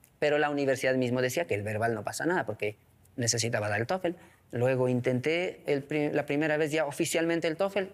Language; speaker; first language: Spanish; non-native, local second language; Quechua